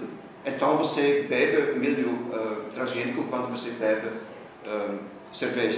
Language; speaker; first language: Portuguese; non-native, fluent; Dutch